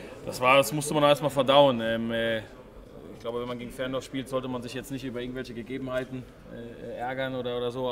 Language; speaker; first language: German; native; German